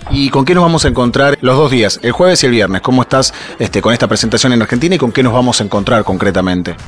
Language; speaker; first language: Spanish; native; Spanish